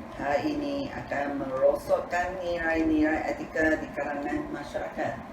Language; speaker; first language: Malay; non-native, local second language; Tamil